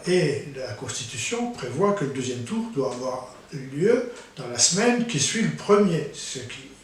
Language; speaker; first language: French; native; French